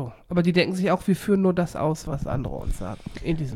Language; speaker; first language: German; native; German